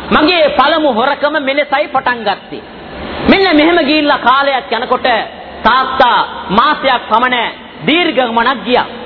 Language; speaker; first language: Sinhala; non-native, local second language; Tamil